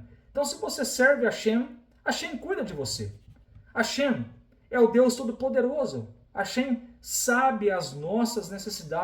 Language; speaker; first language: Portuguese; native; Portuguese